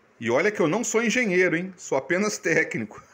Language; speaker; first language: Portuguese; native; Portuguese